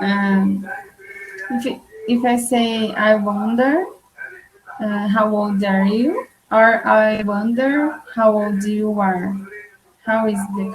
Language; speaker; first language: English; non-native, learner; Portuguese